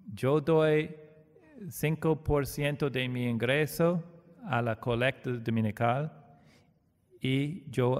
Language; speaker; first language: Spanish; non-native, learner; English